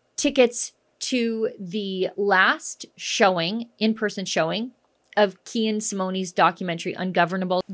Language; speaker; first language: English; native; English